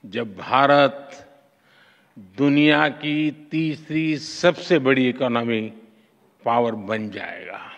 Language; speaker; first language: Hindi; non-native, local second language; Gujarati